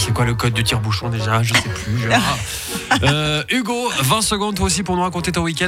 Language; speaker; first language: French; native; French